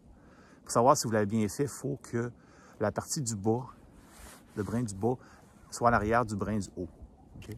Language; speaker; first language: French; native; French